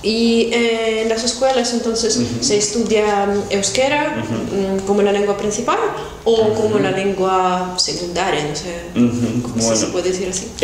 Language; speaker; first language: Spanish; non-native, fluent; Russian